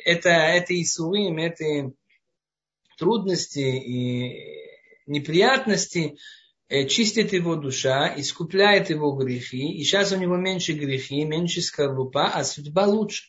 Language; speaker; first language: Russian; non-native, fluent; Hebrew